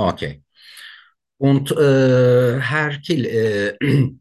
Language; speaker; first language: German; non-native, learner; Turkish